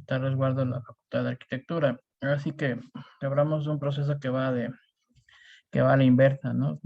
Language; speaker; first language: Spanish; native; Spanish